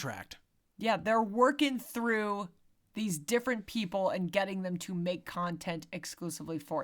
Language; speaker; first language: English; native; English